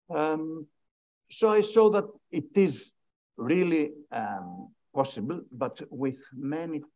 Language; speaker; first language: English; non-native, fluent; Greek